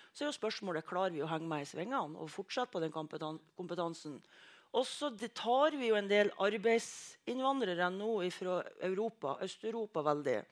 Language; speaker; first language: Norwegian; native; Norwegian